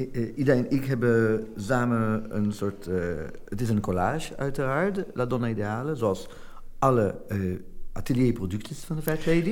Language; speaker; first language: Dutch; non-native, fluent; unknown